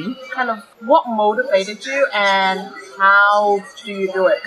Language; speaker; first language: English; non-native, local second language; Cantonese